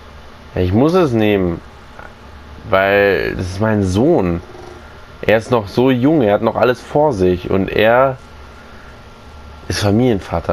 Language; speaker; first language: German; native; German